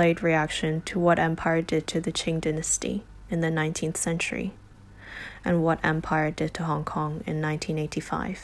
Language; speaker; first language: English; non-native, local second language; Cantonese